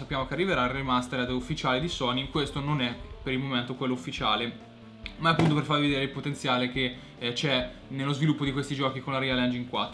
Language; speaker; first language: Italian; native; Italian